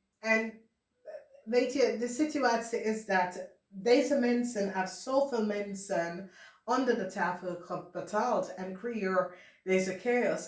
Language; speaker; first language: Dutch; non-native, fluent; English